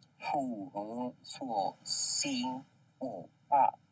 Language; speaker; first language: Chinese; non-native, learner; Indonesian